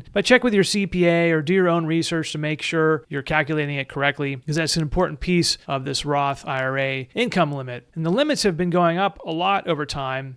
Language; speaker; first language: English; native; English